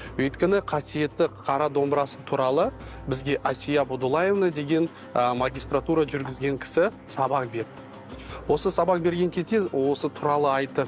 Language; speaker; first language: Kazakh; non-native, local second language; Russian